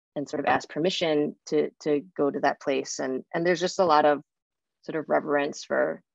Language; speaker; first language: English; native; English